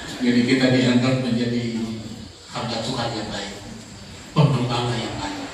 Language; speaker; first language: Indonesian; non-native, local second language; Tetum